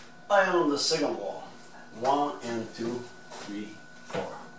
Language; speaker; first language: English; non-native, learner; French